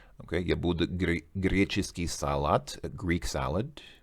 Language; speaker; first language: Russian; non-native, learner; English